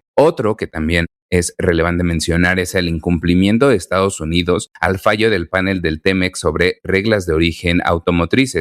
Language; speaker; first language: Spanish; native; Spanish